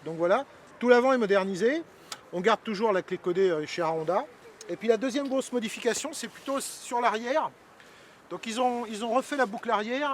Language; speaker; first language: French; native; French